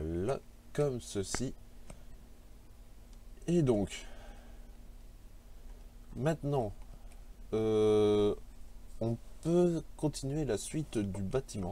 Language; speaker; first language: French; native; French